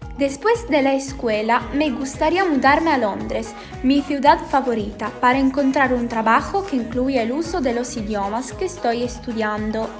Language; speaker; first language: Spanish; non-native, learner; Italian